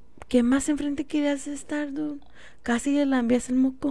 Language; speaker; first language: Spanish; early bilingual, heritage; Spanish